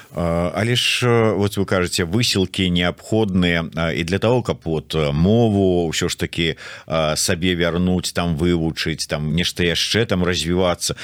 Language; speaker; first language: Belarusian; native; Belarusian